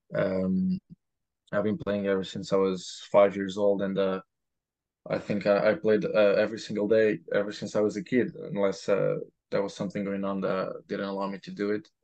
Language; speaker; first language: English; non-native, fluent; Portuguese